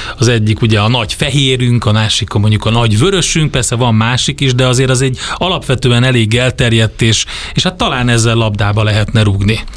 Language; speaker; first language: Hungarian; native; Hungarian